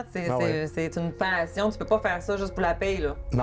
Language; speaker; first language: French; native; French